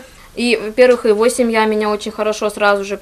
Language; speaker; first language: Russian; native; Russian